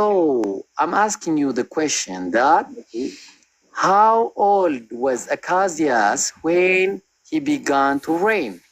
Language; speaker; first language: English; non-native, fluent; Amharic